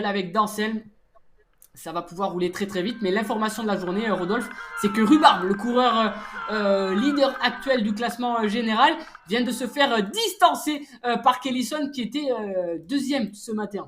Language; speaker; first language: French; native; French